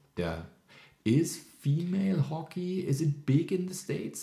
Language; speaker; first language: English; non-native, fluent; German